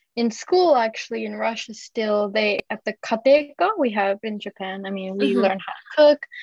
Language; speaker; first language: English; early bilingual, other home language; Japanese